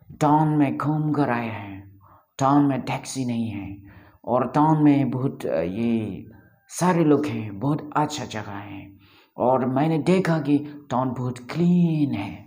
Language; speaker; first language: Hindi; non-native, local second language; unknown